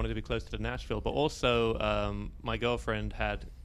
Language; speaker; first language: English; native; English